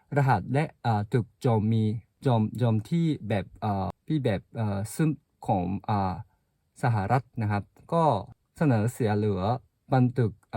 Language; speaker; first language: Thai; non-native, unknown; Japanese